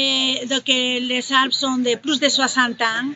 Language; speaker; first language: French; non-native, fluent; Spanish